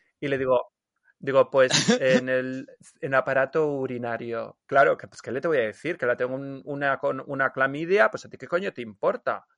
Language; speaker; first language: Spanish; native; Spanish